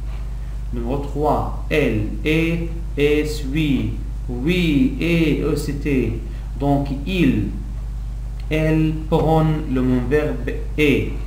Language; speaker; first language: French; non-native, local second language; Arabic